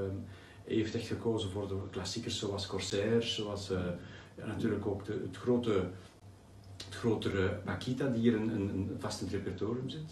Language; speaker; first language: Dutch; native; Dutch